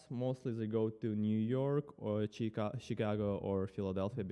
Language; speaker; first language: English; non-native, fluent; Ukrainian